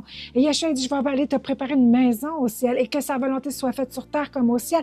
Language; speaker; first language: French; native; French